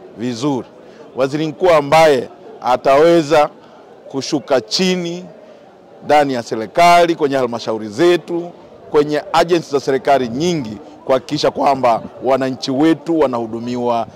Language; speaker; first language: Swahili; native; Swahili